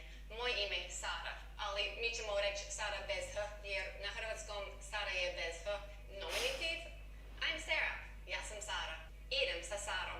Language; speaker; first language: Croatian; non-native, learner; English